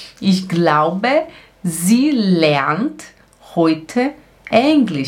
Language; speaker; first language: German; non-native, fluent; Portuguese